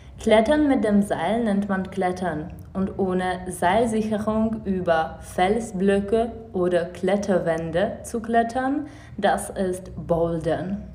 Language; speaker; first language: German; non-native, fluent; Czech